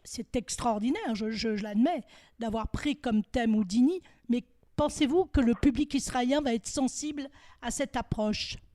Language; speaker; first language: French; native; French